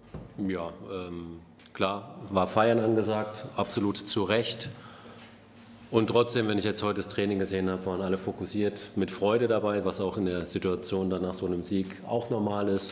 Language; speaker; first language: German; native; German